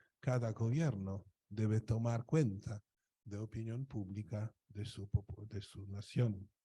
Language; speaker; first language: Spanish; non-native, fluent; Polish